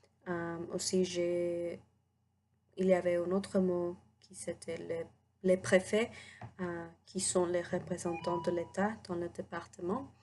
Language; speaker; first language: French; non-native, learner; English